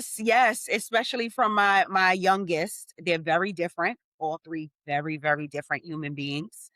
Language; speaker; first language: English; native; English